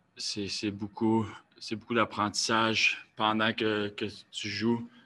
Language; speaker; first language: French; native; French